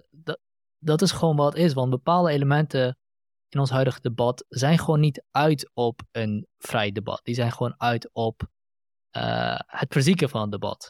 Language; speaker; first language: Dutch; native; Dutch